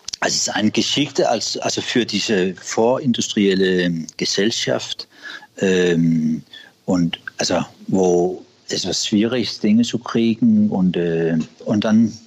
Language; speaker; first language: German; non-native, learner; Danish